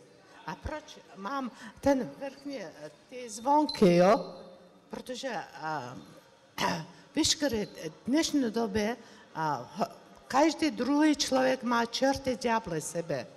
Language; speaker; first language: Czech; non-native, learner; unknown